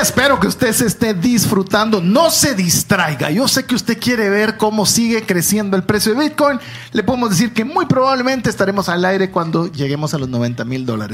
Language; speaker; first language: Spanish; native; Spanish